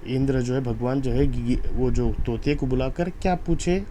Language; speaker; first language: Urdu; non-native, local second language; Kannada